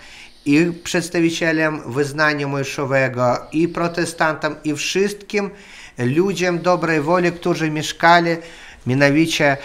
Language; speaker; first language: Polish; non-native, learner; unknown